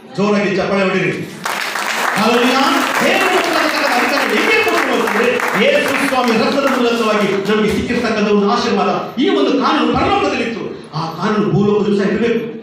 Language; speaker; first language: Kannada; non-native, local second language; Tamil